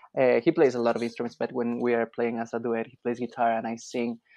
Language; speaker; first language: English; non-native, fluent; Spanish